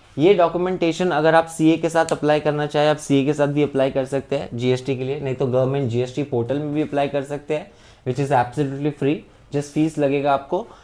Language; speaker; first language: Hindi; non-native, local second language; Bangla